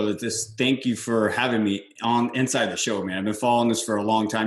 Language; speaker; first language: English; native; English